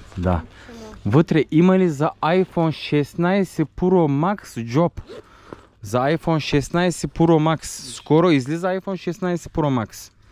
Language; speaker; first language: Bulgarian; non-native, local second language; Turkish